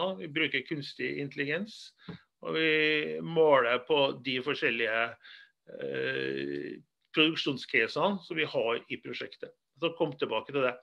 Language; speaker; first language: Norwegian; native; Norwegian